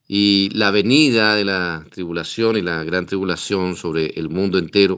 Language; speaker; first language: Spanish; native; Spanish